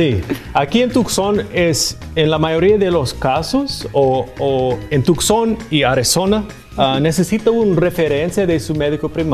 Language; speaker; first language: Spanish; non-native, fluent; English